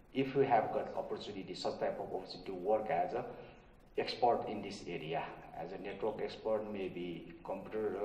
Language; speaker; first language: English; non-native, local second language; Nepali